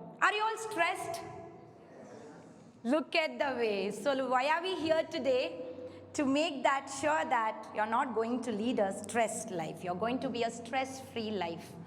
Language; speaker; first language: English; non-native, local second language; Kannada